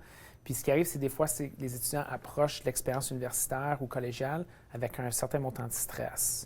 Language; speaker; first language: French; native; French